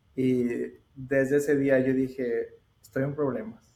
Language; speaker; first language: Spanish; native; Spanish